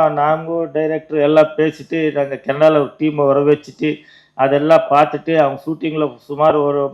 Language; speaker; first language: Tamil; non-native, learner; Kannada